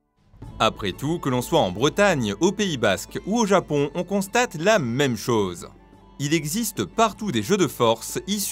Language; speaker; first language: French; native; French